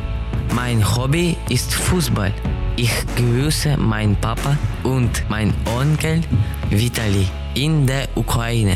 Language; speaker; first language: German; non-native, learner; Ukrainian